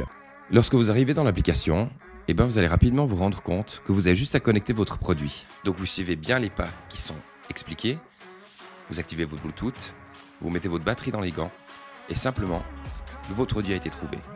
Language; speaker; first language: French; native; French